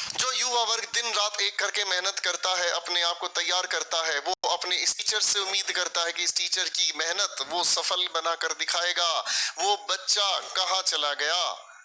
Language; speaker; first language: Hindi; native; Hindi